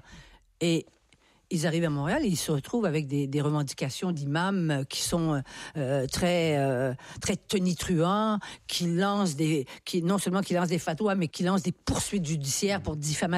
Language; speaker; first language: French; native; French